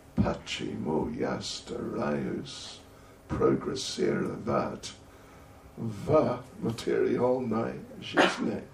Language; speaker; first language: Russian; non-native, learner; English